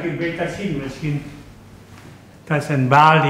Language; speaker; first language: Dutch; early bilingual, other home language; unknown